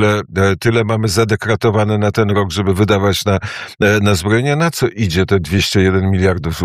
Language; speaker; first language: Polish; native; Polish